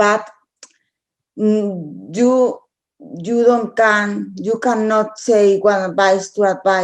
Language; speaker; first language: English; non-native, learner; Spanish